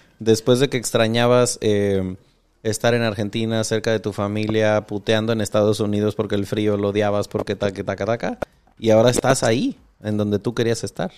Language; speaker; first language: Spanish; native; Spanish